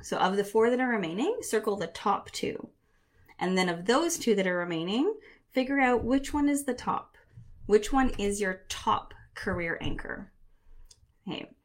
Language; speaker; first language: English; native; English